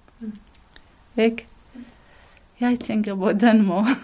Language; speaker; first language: Danish; non-native, learner; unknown